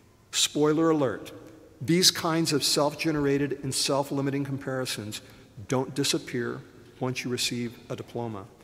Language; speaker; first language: English; native; English